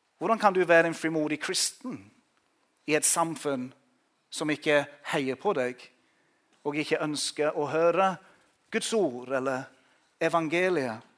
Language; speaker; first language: Norwegian; non-native, fluent; English